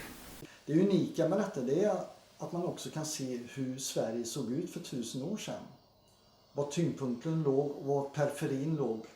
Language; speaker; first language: Swedish; native; Swedish